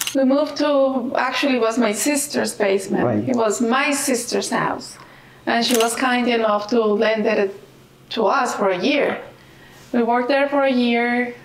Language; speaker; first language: English; non-native, fluent; Spanish